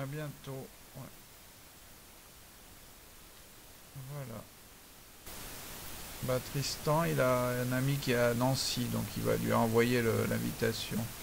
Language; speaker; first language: French; native; French